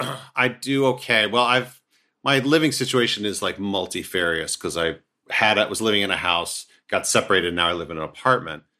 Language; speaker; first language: English; native; English